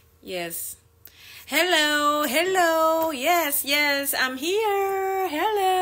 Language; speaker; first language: English; non-native, learner; Korean